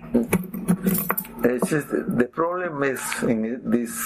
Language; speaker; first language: English; non-native, fluent; Spanish